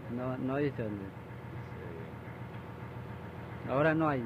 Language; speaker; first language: Spanish; non-native, local second language; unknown